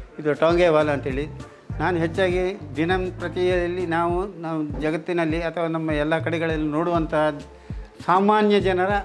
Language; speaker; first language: Kannada; native; Kannada